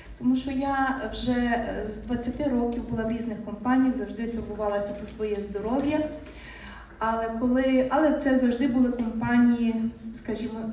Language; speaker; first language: Ukrainian; native; Ukrainian